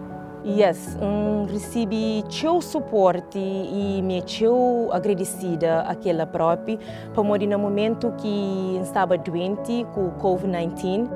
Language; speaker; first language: Portuguese; non-native, local second language; Kabuverdianu